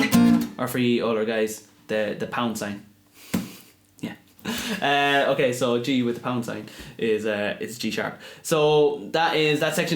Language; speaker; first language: English; native; English